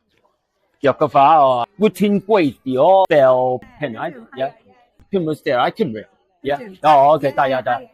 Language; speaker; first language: Welsh; non-native, learner; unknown